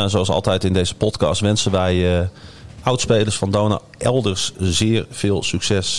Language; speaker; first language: Dutch; native; Dutch